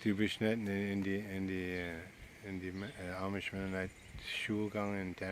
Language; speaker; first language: German; early bilingual, heritage; Pennsylvania German